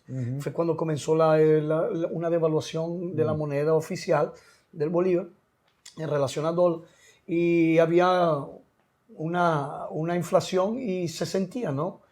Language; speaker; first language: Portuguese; non-native, learner; Spanish